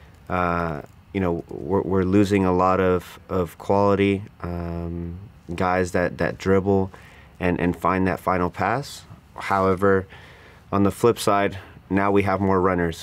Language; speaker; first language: English; early bilingual, other home language; Spanish